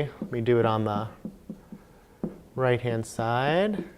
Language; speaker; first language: English; native; English